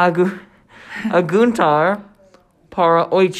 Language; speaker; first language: Portuguese; non-native, learner; English